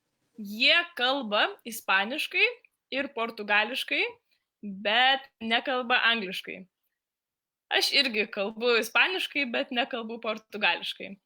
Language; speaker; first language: Lithuanian; non-native, learner; Spanish